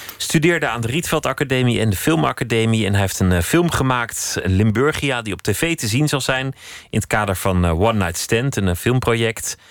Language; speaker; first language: Dutch; native; Dutch